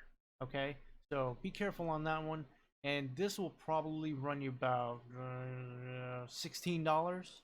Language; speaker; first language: English; native; English